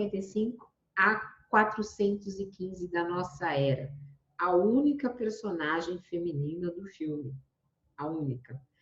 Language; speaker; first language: Portuguese; native; Portuguese